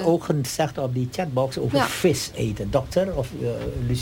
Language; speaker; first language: Dutch; native; Dutch